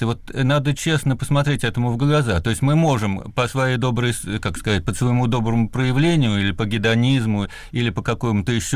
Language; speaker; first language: Russian; native; Russian